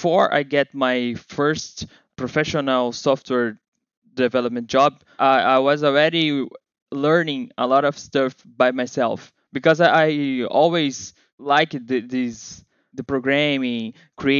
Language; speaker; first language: English; non-native, fluent; Portuguese